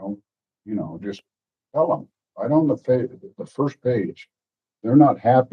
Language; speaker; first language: English; native; English